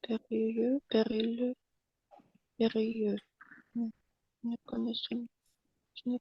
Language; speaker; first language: French; non-native, learner; Russian